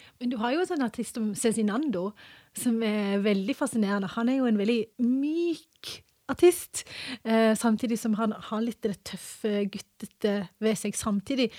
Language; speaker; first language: Norwegian; early bilingual, other home language; English